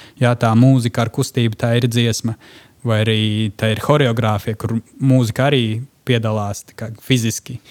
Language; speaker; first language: Latvian; non-native, local second language; Russian